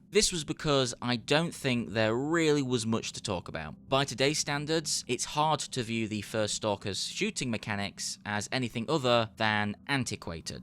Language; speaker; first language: English; native; English